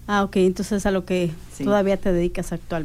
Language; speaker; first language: Spanish; native; Spanish